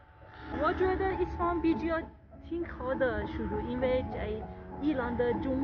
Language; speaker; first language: Chinese; non-native, learner; Persian